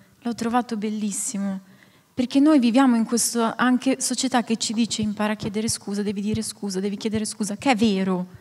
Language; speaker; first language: Italian; native; Italian